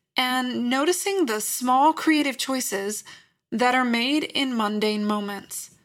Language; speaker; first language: English; native; English